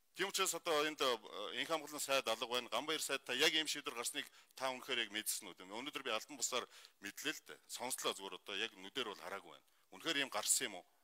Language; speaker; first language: Mongolian; non-native, local second language; Kazakh